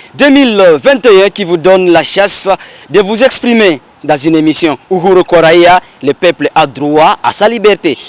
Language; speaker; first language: French; non-native, local second language; Swahili